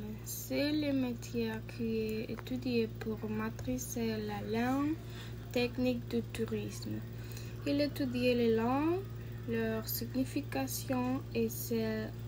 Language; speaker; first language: French; non-native, learner; Spanish